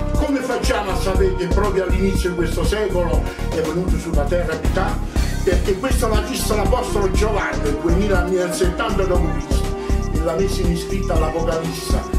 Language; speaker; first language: Italian; native; Italian